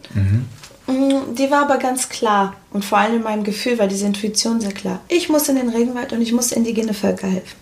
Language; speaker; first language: German; early bilingual, other home language; Portuguese